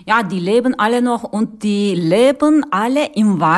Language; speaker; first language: German; non-native, learner; Turkish